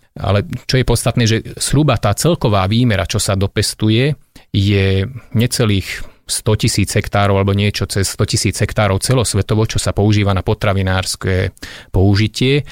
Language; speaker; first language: Slovak; non-native, local second language; Hungarian